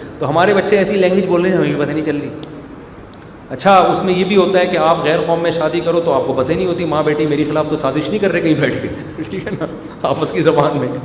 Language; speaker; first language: Urdu; native; Urdu